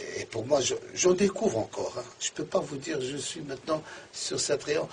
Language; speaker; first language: French; non-native, local second language; Arabic